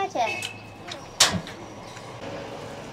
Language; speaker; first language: Chinese; non-native, fluent; Indonesian